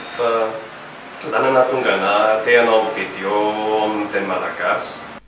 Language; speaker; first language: Malagasy; non-native, fluent; English